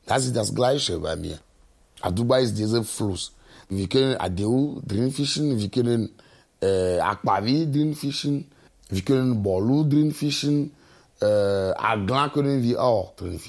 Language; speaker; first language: German; non-native, learner; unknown